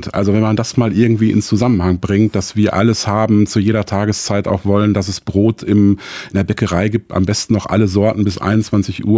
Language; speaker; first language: German; native; German